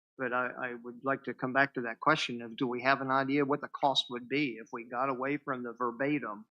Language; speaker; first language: English; native; English